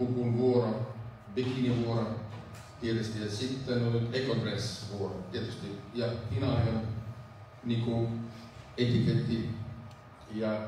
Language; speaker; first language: Finnish; non-native, fluent; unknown